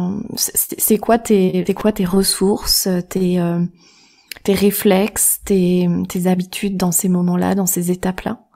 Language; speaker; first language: French; native; French